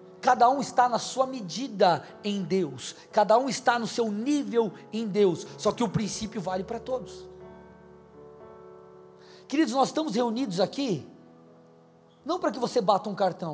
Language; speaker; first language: Portuguese; native; Portuguese